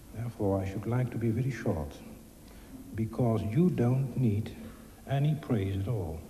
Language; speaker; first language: English; non-native, fluent; Dutch